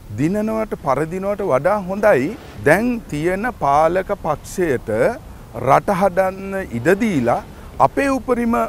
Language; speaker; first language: Sinhala; native; Sinhala